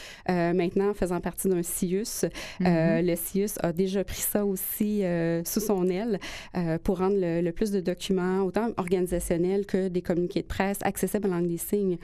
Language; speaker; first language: French; native; French